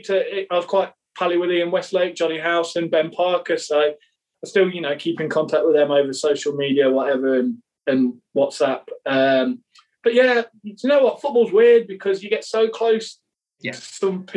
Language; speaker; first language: English; native; English